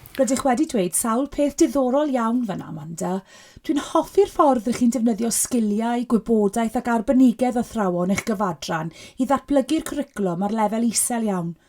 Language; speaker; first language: Welsh; native; Welsh